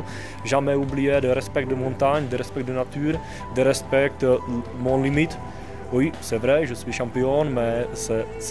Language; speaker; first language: French; non-native, learner; Czech